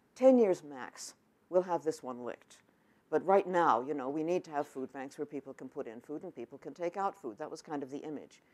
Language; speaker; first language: English; native; English